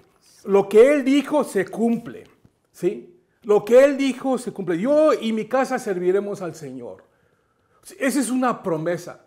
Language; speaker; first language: Spanish; native; Spanish